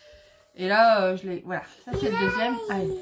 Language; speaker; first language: French; native; French